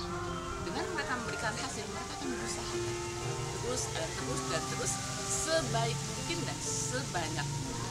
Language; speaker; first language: Indonesian; native; Indonesian